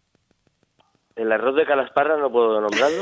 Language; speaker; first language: Spanish; native; Spanish